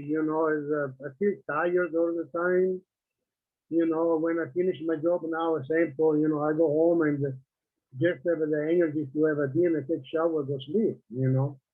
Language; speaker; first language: English; non-native, learner; Italian